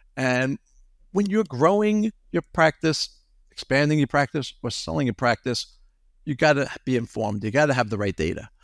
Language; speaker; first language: English; native; English